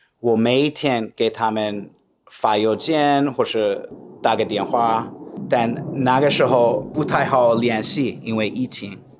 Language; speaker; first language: Chinese; non-native, fluent; English